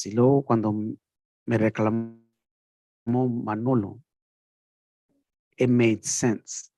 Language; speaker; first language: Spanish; early bilingual, heritage; Spanish